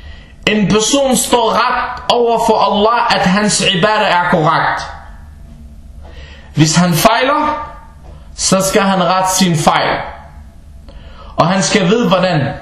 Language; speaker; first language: Danish; early bilingual, other home language; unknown